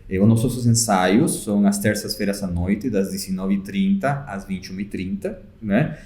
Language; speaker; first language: Portuguese; non-native, fluent; Spanish